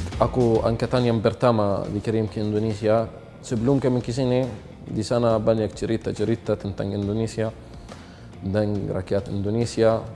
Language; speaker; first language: Indonesian; non-native, fluent; Arabic